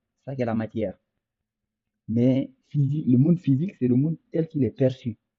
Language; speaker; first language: French; non-native, local second language; Fula